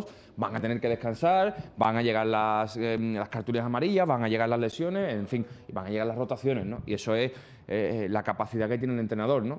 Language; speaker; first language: Spanish; native; Spanish